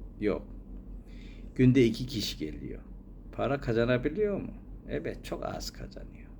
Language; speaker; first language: Turkish; non-native, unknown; Korean